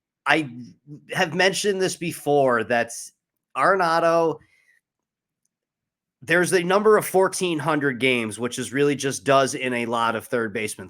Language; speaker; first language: English; native; English